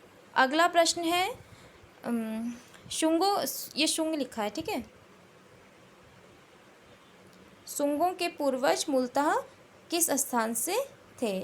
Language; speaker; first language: Hindi; native; Hindi